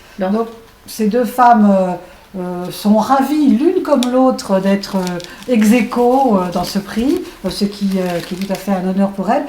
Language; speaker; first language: French; native; French